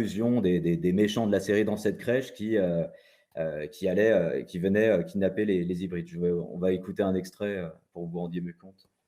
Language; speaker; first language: French; native; French